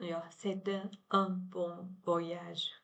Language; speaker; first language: French; non-native, learner; Chinese